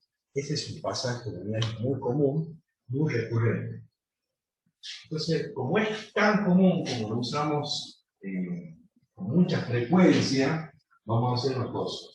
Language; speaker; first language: Spanish; native; Spanish